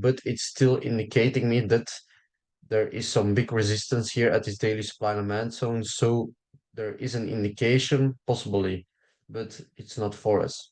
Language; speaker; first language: English; non-native, fluent; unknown